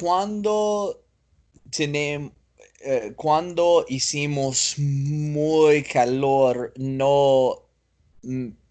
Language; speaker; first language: Spanish; non-native, learner; English